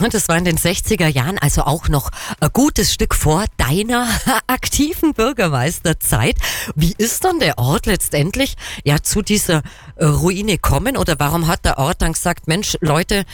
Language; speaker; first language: German; native; German